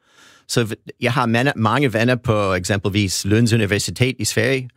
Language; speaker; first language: Danish; non-native, fluent; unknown